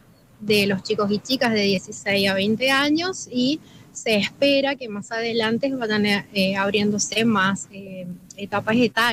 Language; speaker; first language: Spanish; native; Spanish